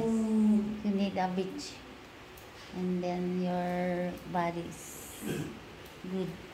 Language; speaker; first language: English; non-native, local second language; Filipino